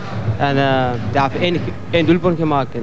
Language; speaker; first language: Dutch; non-native, learner; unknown